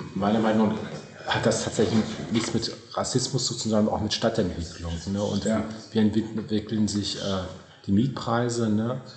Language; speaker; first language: German; native; German